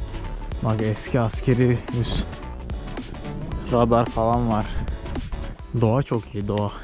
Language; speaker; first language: Turkish; native; Turkish